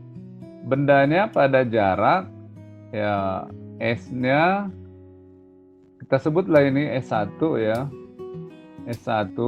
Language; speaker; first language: Indonesian; native; Indonesian